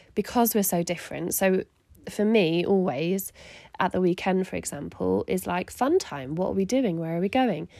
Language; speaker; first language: English; native; English